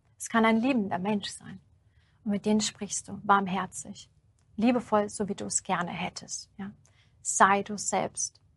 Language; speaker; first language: German; early bilingual, other home language; Russian